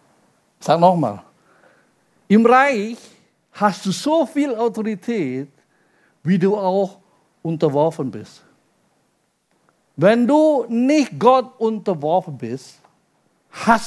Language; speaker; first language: German; non-native, fluent; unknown